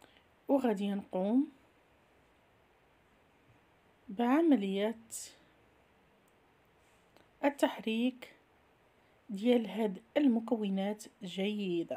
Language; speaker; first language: Arabic; native; Arabic